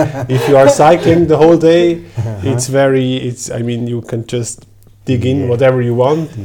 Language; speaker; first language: English; non-native, fluent; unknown